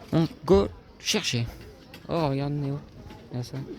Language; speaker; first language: French; native; French